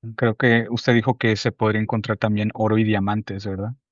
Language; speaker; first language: Spanish; non-native, fluent; English